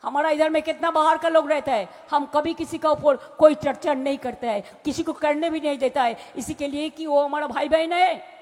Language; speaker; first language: Hindi; non-native, local second language; Bangla